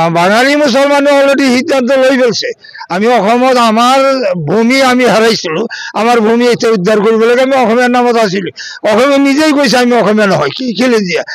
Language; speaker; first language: Assamese; non-native, local second language; Bangla